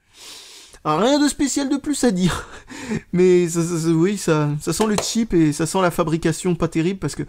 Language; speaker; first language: French; native; French